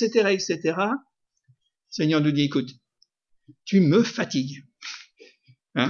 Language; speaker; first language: French; native; French